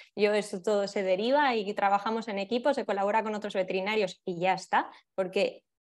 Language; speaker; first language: Spanish; native; Spanish